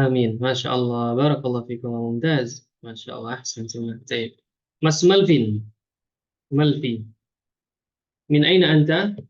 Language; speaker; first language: Arabic; non-native, fluent; Indonesian